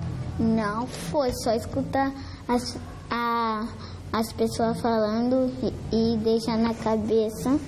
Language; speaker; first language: Portuguese; early bilingual, other home language; French